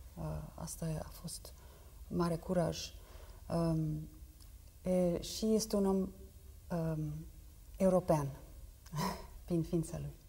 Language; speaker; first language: Romanian; non-native, fluent; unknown